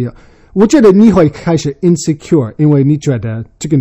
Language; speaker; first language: Chinese; early bilingual, heritage; Chinese